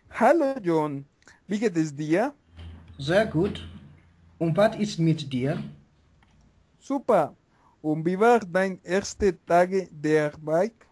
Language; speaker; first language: German; non-native, learner; Spanish